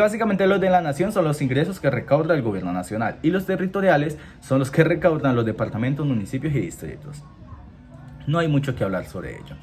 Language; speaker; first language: Spanish; native; Spanish